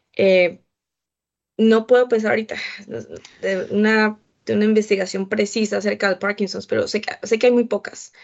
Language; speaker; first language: Spanish; native; Spanish